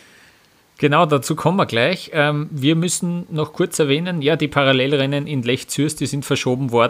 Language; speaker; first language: German; native; German